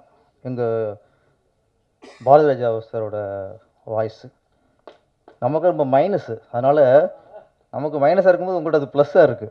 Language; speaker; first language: Tamil; native; Tamil